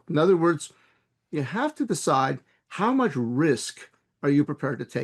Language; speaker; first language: English; native; English